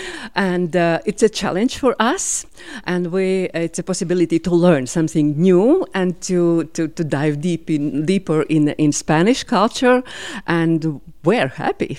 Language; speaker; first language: English; non-native, fluent; Latvian